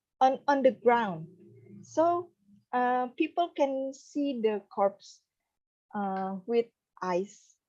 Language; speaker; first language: English; non-native, learner; Indonesian